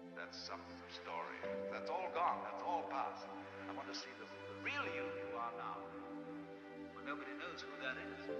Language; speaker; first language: English; native; English